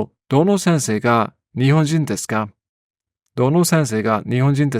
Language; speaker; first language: Japanese; non-native, fluent; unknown